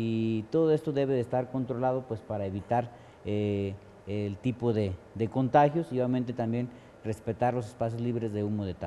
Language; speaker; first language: Spanish; native; Spanish